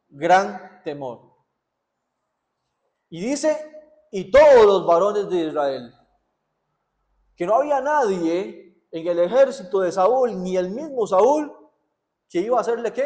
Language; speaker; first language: Spanish; native; Spanish